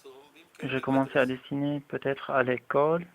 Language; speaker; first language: French; non-native, fluent; Arabic